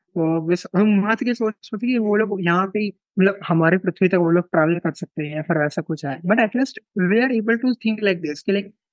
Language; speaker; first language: Hindi; non-native, local second language; Gujarati